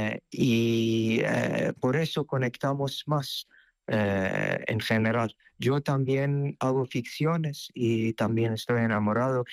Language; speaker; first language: Spanish; non-native, fluent; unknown